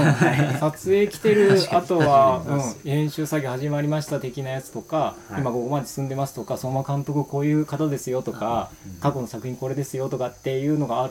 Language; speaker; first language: Japanese; native; Japanese